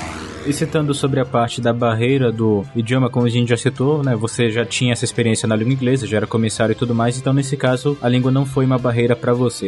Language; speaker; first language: Portuguese; native; Portuguese